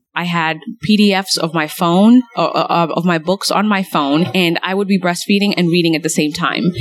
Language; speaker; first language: English; early bilingual, other home language; Somali